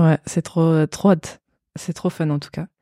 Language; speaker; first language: French; native; French